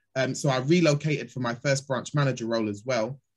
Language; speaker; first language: English; native; English